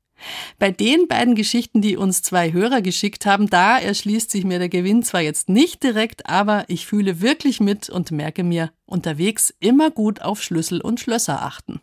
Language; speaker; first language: German; native; German